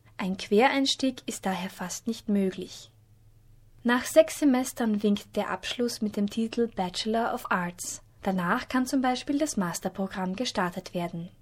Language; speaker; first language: German; native; German